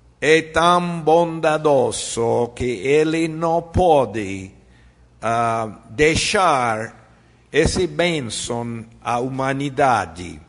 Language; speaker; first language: Portuguese; non-native, fluent; Spanish